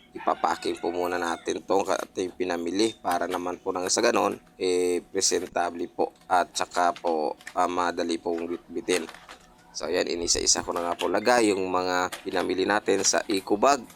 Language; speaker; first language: Filipino; non-native, local second language; Hiligaynon